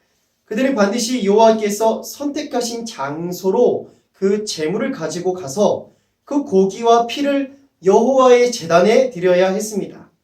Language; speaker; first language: Korean; native; Korean